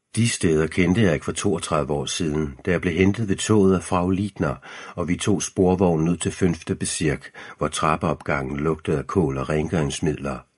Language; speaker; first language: Danish; native; Danish